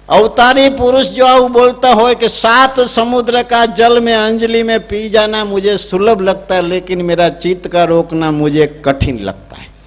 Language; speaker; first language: Hindi; non-native, local second language; Gujarati